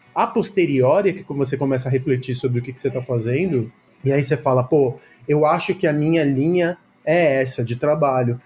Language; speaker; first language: Portuguese; early bilingual, other home language; Spanish